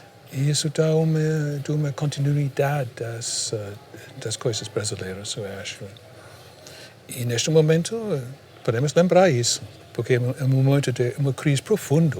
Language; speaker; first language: Portuguese; non-native, fluent; English